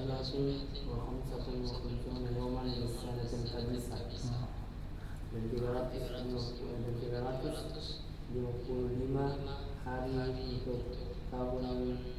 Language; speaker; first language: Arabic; non-native, learner; Indonesian